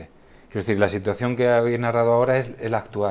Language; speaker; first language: Spanish; native; Spanish